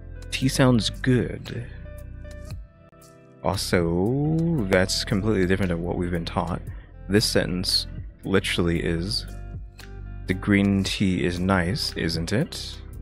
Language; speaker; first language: English; native; English